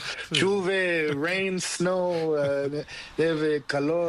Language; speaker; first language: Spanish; non-native, learner; Portuguese